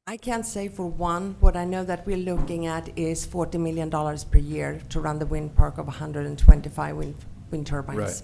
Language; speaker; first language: English; non-native, fluent; Swedish